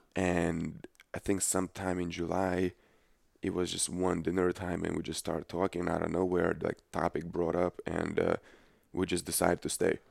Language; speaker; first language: English; non-native, fluent; Lithuanian